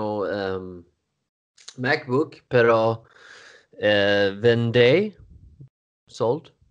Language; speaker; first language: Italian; non-native, learner; Swedish